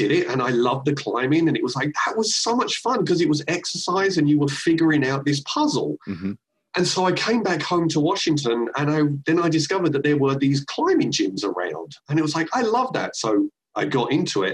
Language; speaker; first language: English; native; English